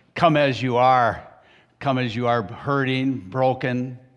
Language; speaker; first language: English; native; English